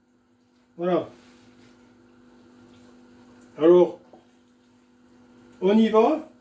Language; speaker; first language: French; native; French